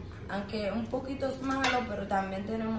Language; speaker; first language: Spanish; native; Spanish